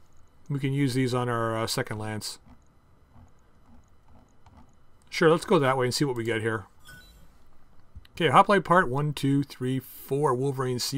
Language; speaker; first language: English; native; English